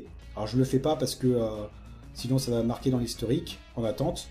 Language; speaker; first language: French; native; French